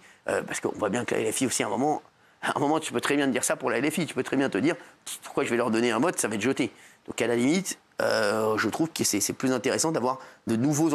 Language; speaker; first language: French; native; French